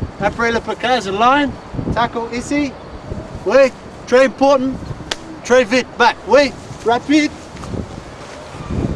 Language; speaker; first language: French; non-native, learner; English